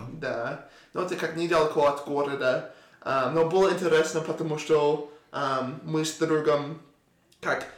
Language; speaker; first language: Russian; non-native, learner; English